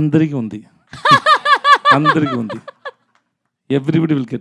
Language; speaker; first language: Telugu; non-native, learner; Tamil